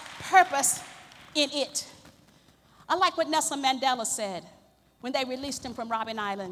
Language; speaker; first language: English; native; English